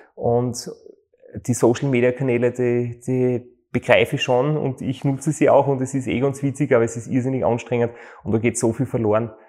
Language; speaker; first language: German; native; German